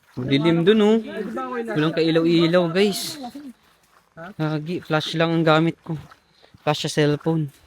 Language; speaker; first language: Filipino; non-native, local second language; Cebuano